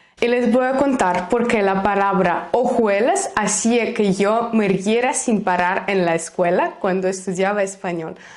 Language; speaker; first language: Spanish; non-native, fluent; Russian